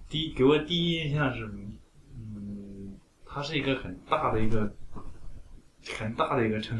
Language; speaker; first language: Chinese; native; Chinese